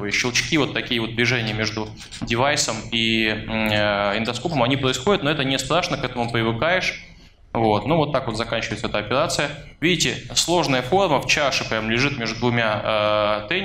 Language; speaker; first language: Russian; native; Russian